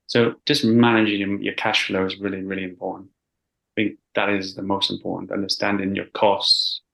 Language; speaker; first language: English; native; English